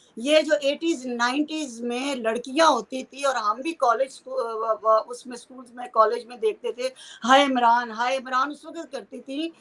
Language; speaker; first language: Urdu; non-native, local second language; Punjabi